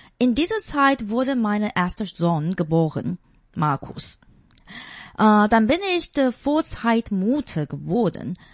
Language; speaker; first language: German; non-native, fluent; Chinese